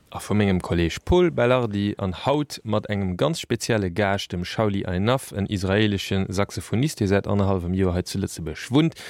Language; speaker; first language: German; non-native, local second language; Luxembourgish